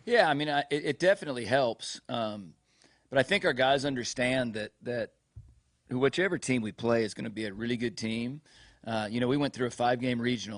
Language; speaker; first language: English; native; English